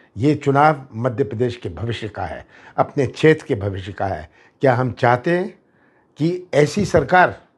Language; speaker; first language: Hindi; native; Hindi